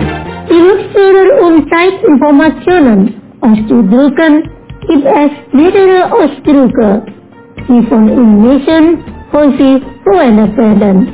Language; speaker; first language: German; non-native, learner; Indonesian